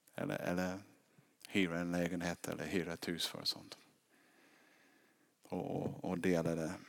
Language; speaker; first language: Swedish; non-native, fluent; English